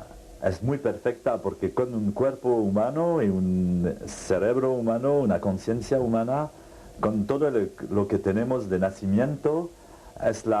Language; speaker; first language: Spanish; non-native, fluent; French